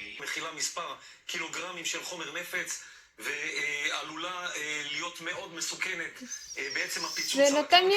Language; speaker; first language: Hebrew; native; Hebrew